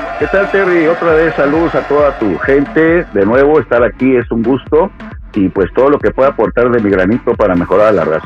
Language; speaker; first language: Spanish; native; Spanish